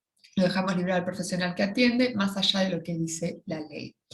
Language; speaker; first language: Spanish; native; Spanish